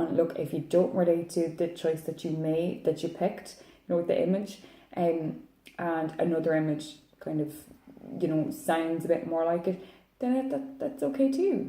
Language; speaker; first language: English; native; English